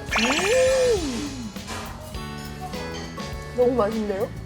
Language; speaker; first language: Korean; non-native, fluent; English